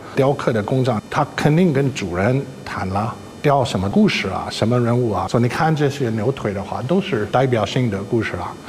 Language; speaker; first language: Chinese; non-native, fluent; English